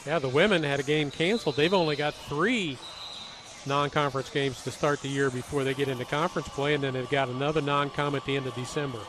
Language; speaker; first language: English; native; English